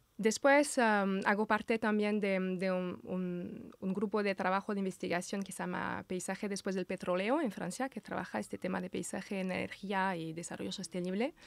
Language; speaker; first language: Spanish; non-native, fluent; French